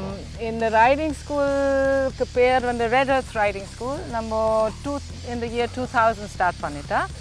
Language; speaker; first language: Tamil; non-native, learner; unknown